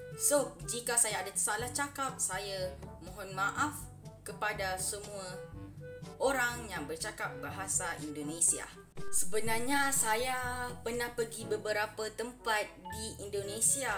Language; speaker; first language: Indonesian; non-native, learner; Malay